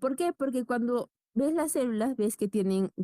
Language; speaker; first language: Spanish; native; Spanish